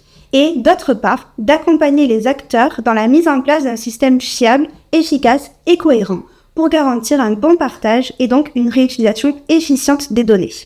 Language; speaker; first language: French; native; French